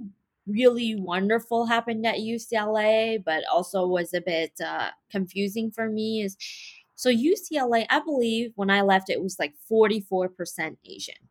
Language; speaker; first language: English; native; English